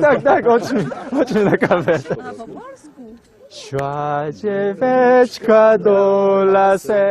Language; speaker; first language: Polish; non-native, learner; Korean